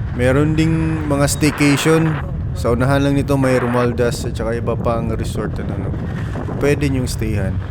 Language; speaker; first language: Filipino; non-native, local second language; Cebuano